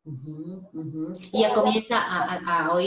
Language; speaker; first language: Spanish; native; Spanish